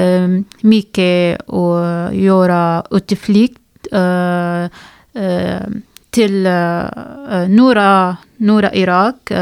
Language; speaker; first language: Swedish; non-native, learner; Arabic